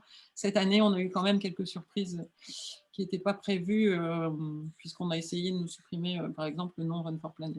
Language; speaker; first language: French; native; French